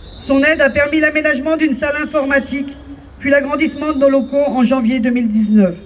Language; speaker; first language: French; native; French